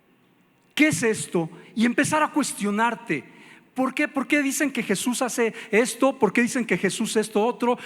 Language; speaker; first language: Spanish; native; Spanish